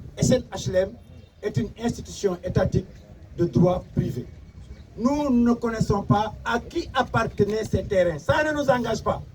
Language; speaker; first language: French; non-native, local second language; Wolof